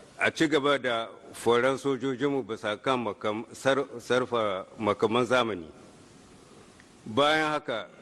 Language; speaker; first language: Hausa; native; Hausa